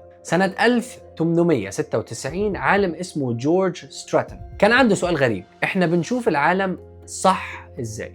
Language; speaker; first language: Arabic; native; Arabic